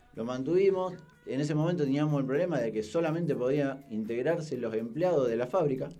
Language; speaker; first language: Spanish; native; Spanish